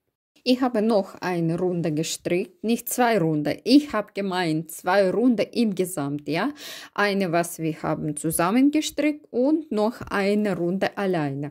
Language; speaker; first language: German; non-native, learner; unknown